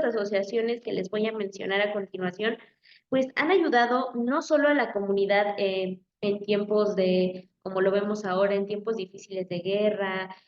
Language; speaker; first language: Spanish; native; Spanish